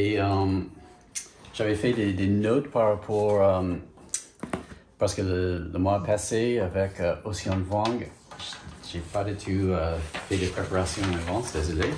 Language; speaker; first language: French; non-native, fluent; English